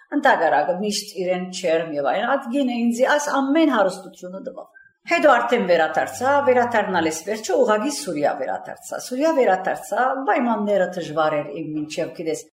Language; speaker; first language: Armenian; early bilingual, heritage; Armenian